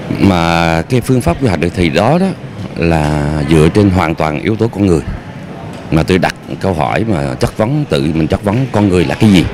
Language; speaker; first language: Vietnamese; native; Vietnamese